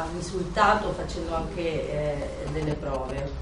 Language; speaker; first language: Italian; non-native, fluent; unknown